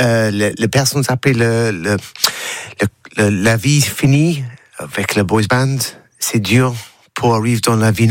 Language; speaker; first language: French; non-native, learner; English